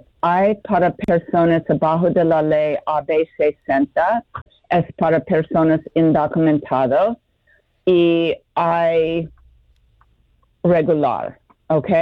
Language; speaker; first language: Spanish; non-native, learner; English